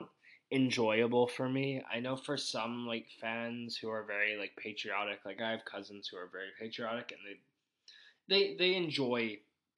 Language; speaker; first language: English; native; English